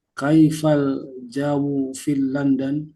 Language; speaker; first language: Arabic; non-native, learner; Indonesian